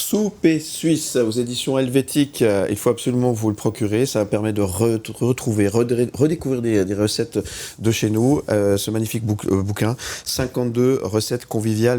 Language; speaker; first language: French; native; French